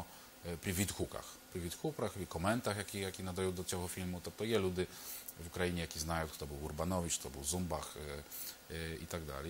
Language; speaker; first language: Ukrainian; non-native, fluent; Polish